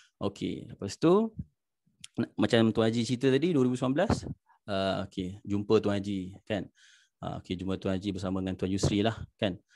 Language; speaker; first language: Malay; native; Malay